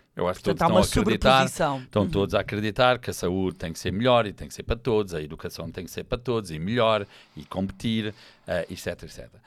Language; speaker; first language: Portuguese; non-native, fluent; English